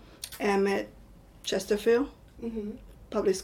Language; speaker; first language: English; non-native, fluent; Spanish